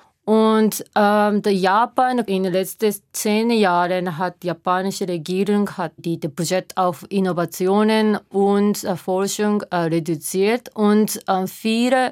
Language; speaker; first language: German; non-native, fluent; Japanese